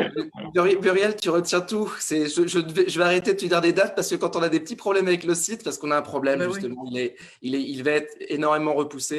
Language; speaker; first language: French; native; French